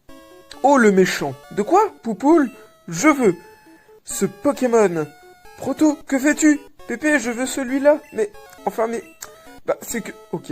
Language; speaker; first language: French; native; French